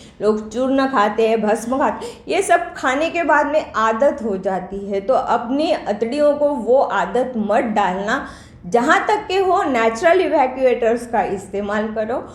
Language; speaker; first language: Hindi; non-native, local second language; Marathi